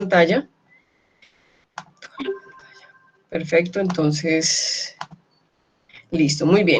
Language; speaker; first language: Spanish; native; Spanish